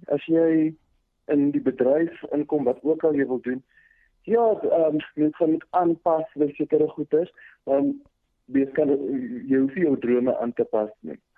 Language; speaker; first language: Afrikaans; early bilingual, other home language; Zulu